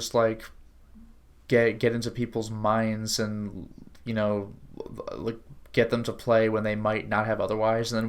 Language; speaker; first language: English; native; English